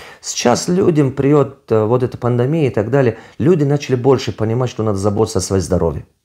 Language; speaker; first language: Russian; non-native, local second language; Tajik